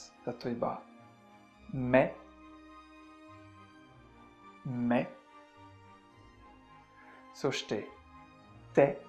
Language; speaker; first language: Japanese; non-native, fluent; French